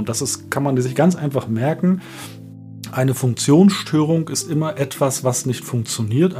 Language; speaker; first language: German; native; German